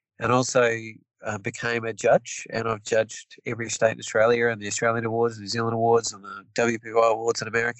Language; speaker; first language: English; native; English